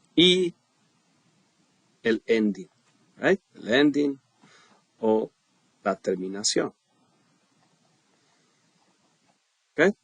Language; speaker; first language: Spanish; non-native, fluent; English